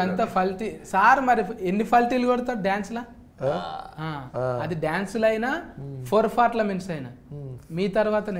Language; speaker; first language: Telugu; native; Telugu